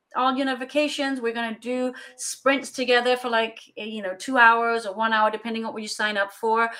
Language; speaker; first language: English; non-native, fluent; Danish